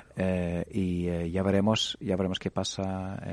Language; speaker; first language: Spanish; non-native, fluent; English